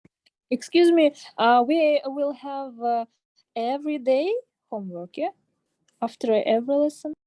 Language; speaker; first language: English; non-native, learner; Russian